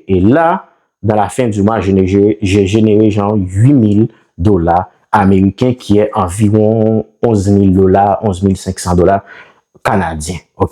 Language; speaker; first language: French; non-native, local second language; Haitian Creole